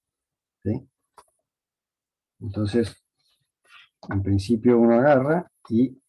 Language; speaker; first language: Spanish; native; Spanish